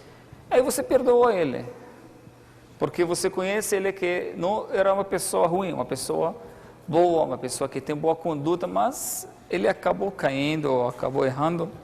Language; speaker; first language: Portuguese; non-native, fluent; Arabic